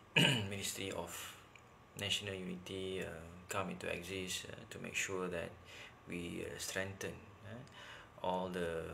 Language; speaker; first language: English; non-native, local second language; Malay